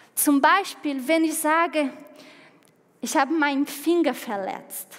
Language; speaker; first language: German; non-native, fluent; Portuguese